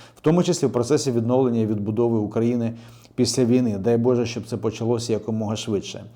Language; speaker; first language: Ukrainian; native; Ukrainian